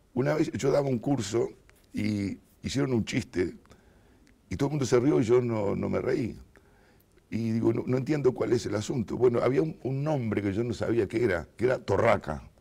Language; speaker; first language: Spanish; native; Spanish